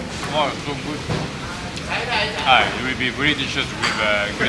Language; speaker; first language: English; non-native, fluent; French